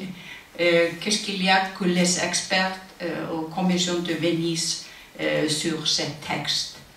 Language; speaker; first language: French; non-native, learner; Icelandic